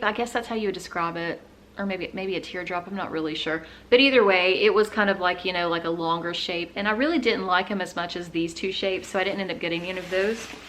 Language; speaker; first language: English; native; English